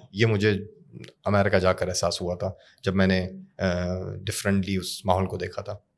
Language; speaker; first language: Urdu; native; Urdu